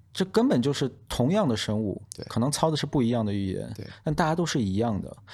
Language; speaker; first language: Chinese; native; Chinese